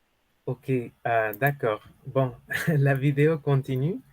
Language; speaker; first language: French; non-native, fluent; Spanish